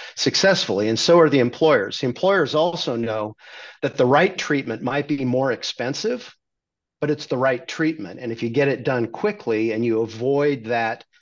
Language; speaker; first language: English; native; English